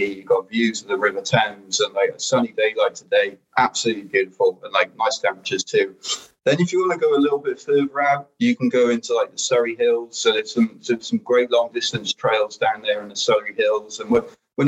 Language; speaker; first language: English; native; English